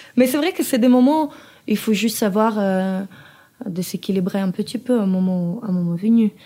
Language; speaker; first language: French; non-native, fluent; Kazakh